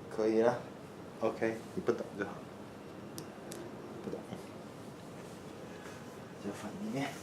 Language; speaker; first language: Chinese; non-native, fluent; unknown